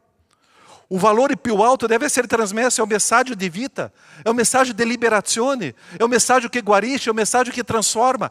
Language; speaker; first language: Italian; non-native, fluent; Portuguese